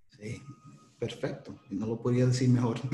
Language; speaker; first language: Spanish; early bilingual, heritage; Spanish